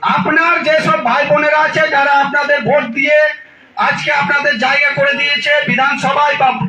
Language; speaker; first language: Bangla; non-native, local second language; Santali